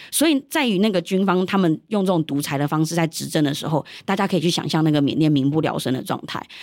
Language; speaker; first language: Chinese; early bilingual, heritage; Chinese